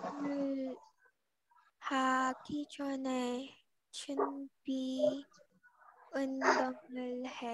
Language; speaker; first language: Korean; non-native, learner; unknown